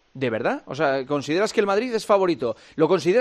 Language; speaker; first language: Spanish; native; Spanish